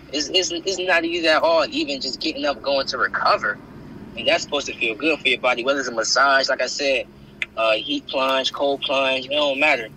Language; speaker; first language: English; native; English